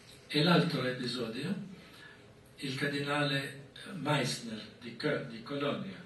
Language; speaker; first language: Italian; non-native, fluent; German